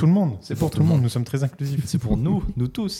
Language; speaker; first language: French; native; French